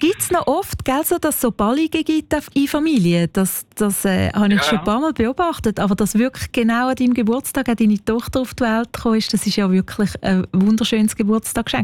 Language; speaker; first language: German; native; German